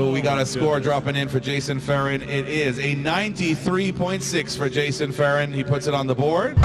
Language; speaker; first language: English; native; English